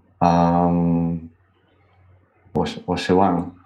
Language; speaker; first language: Chinese; non-native, learner; German